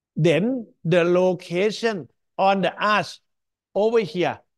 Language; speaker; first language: English; non-native, fluent; Thai